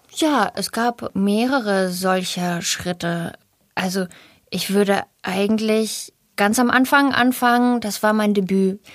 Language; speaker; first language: German; early bilingual, other home language; Russian